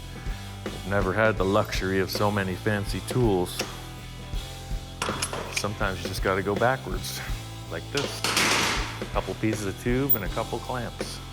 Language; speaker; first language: English; native; English